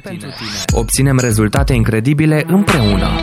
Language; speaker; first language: Romanian; native; Romanian